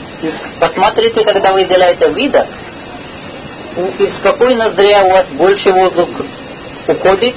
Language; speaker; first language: Russian; non-native, learner; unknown